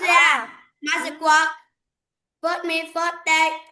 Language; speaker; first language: English; non-native, learner; Vietnamese